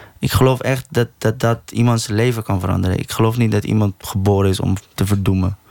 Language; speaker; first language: Dutch; early bilingual, other home language; Persian